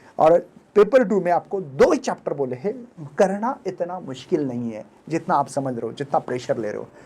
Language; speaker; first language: Hindi; non-native, local second language; Marathi